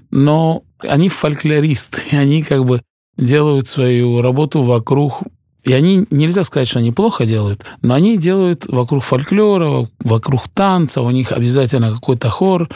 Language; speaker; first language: Russian; early bilingual, heritage; Russian